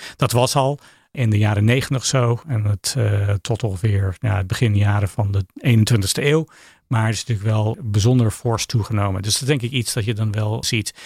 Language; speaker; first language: Dutch; non-native, fluent; English